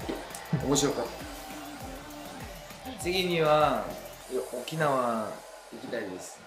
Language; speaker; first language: Japanese; non-native, learner; Korean